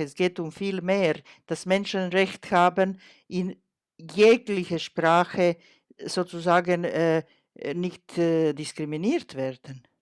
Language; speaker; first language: German; non-native, fluent; Croatian